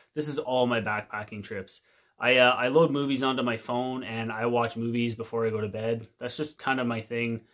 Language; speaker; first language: English; native; English